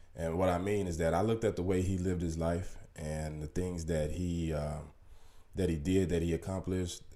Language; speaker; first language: English; native; English